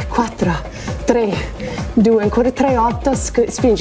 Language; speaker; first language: Italian; non-native, fluent; English